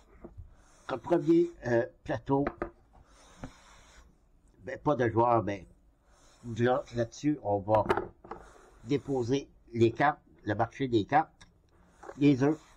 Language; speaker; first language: French; native; French